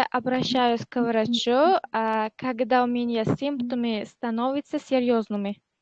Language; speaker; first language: Russian; non-native, learner; Uzbek